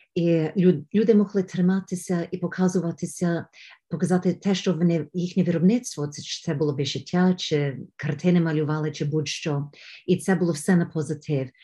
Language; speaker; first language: Ukrainian; early bilingual, heritage; Ukrainian